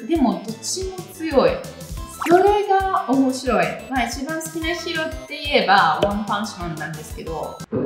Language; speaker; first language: Japanese; non-native, fluent; Italian